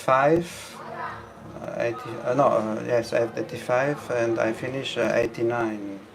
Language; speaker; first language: English; non-native, learner; Italian